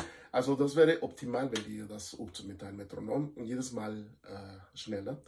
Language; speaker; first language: German; non-native, fluent; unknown